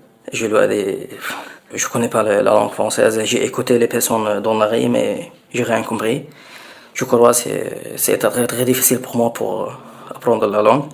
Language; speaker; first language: French; non-native, learner; Arabic